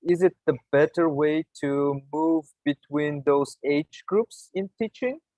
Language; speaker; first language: English; non-native, fluent; Russian